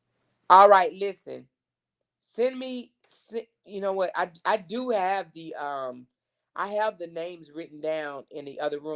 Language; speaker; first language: English; native; English